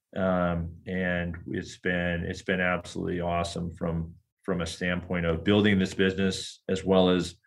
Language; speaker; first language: English; native; English